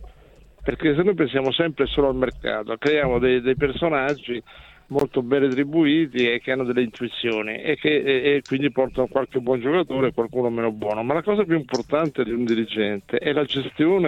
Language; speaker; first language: Italian; native; Italian